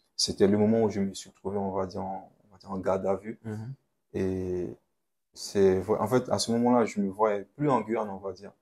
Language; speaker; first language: French; non-native, local second language; Haitian Creole